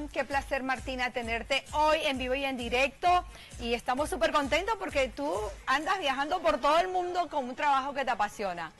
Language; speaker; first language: Spanish; native; Spanish